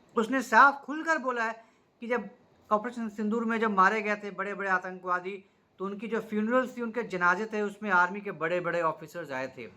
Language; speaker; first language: Hindi; native; Hindi